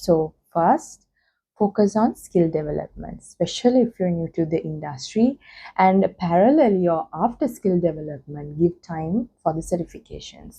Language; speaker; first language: English; non-native, local second language; Sinhala